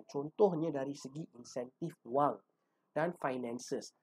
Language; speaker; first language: Malay; native; Malay